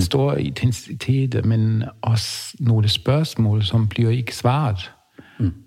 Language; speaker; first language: Danish; non-native, fluent; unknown